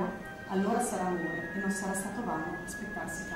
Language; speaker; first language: Italian; native; Italian